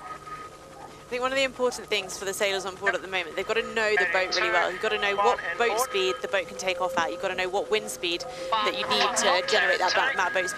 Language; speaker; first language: English; native; English